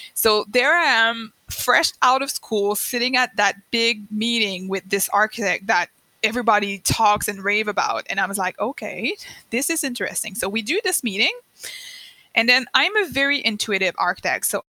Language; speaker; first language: English; non-native, fluent; French